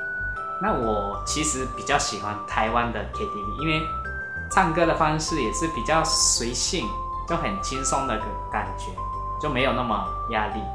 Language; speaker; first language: Chinese; non-native, fluent; Japanese